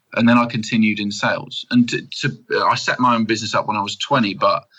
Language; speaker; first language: English; native; English